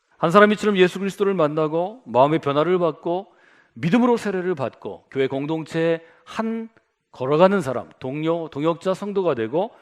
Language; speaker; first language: Korean; native; Korean